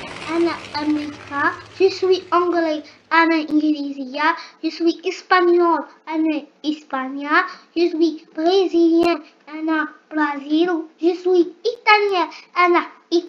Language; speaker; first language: French; non-native, learner; Arabic